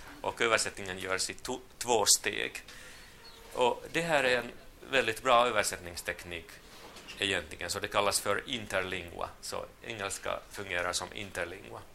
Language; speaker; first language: Swedish; non-native, local second language; Finnish